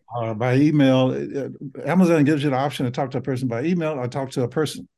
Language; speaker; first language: English; native; English